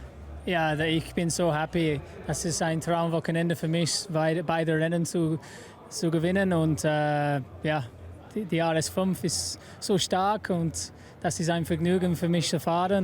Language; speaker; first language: German; non-native, learner; English